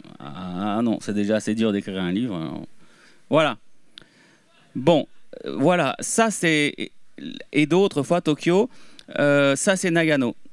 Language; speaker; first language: French; native; French